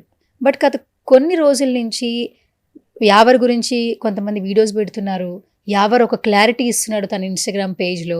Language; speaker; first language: Telugu; native; Telugu